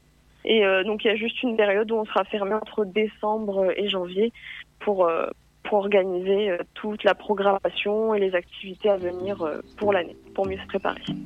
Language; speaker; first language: French; native; French